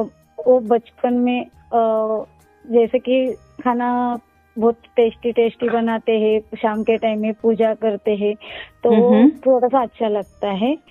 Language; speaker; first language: Hindi; non-native, local second language; Marathi